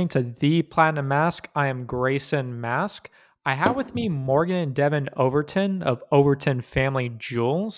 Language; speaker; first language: English; native; English